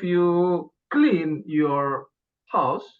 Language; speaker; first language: English; non-native, learner; Indonesian